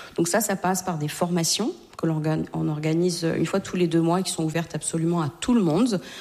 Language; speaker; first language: French; native; French